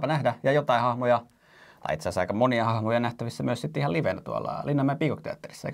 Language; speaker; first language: Finnish; native; Finnish